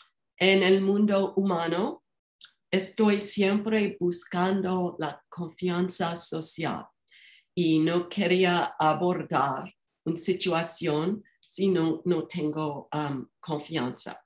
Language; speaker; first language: Spanish; non-native, fluent; English